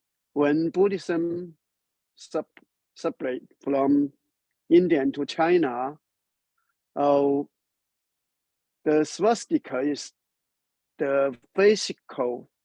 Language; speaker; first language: English; non-native, learner; Chinese